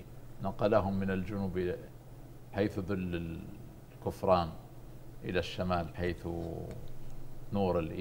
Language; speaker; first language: Arabic; native; Arabic